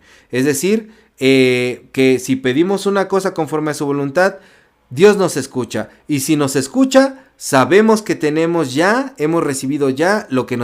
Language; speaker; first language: Spanish; native; Spanish